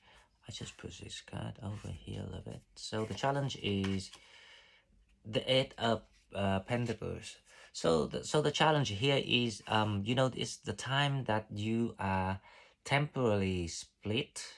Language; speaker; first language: English; non-native, fluent; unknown